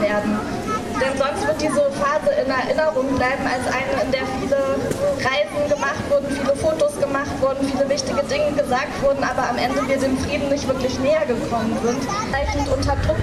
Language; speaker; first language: German; native; German